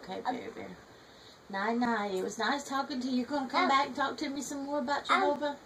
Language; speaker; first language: English; native; English